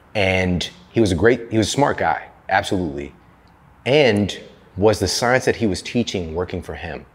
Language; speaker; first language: English; native; English